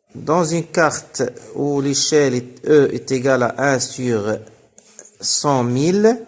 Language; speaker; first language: French; non-native, local second language; Arabic